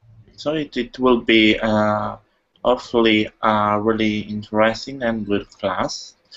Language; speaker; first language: English; non-native, fluent; Italian